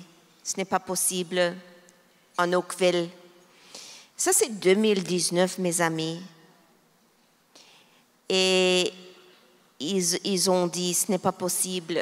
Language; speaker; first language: French; non-native, local second language; English